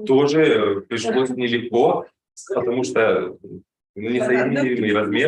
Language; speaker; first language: Russian; native; Russian